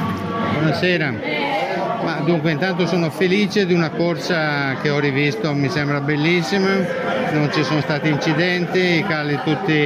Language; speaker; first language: Italian; native; Italian